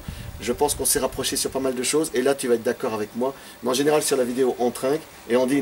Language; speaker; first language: French; native; French